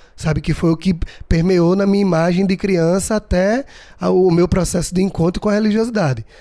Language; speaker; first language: Portuguese; native; Portuguese